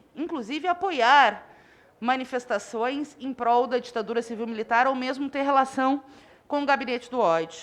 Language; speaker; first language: Portuguese; native; Portuguese